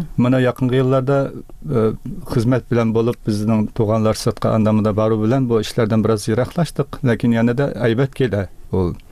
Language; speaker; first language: Tatar; early bilingual, heritage; Tatar